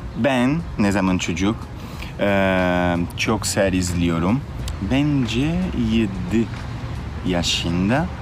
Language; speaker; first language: Turkish; non-native, learner; Portuguese